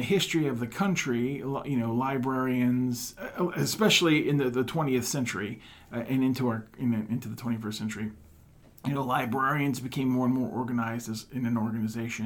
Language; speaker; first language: English; native; English